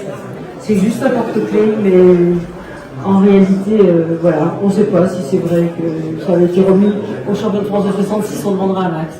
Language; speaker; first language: French; native; French